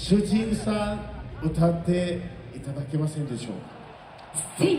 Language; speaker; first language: Japanese; non-native, fluent; Portuguese